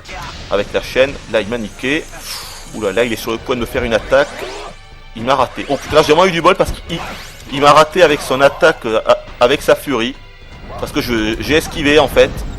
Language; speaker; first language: French; native; French